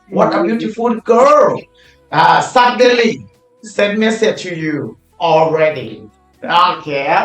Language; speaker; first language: English; non-native, learner; Thai